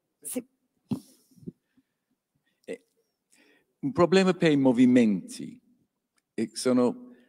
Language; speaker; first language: Italian; non-native, learner; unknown